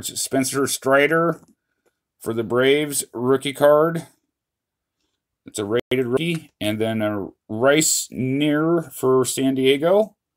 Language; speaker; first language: English; native; English